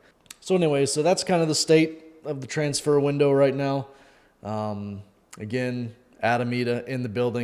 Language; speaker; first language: English; native; English